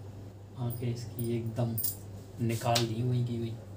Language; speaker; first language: Hindi; native; Hindi